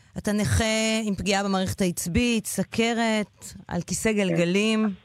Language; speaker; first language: Hebrew; native; Hebrew